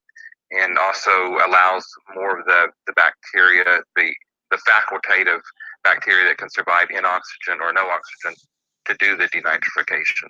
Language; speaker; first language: English; native; English